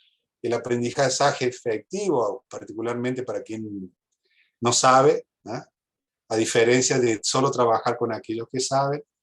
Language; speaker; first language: Spanish; non-native, fluent; Portuguese